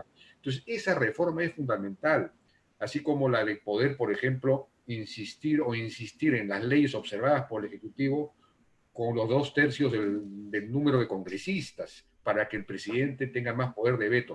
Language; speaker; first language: Spanish; native; Spanish